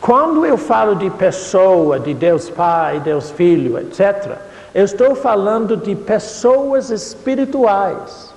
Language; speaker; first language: Portuguese; non-native, fluent; English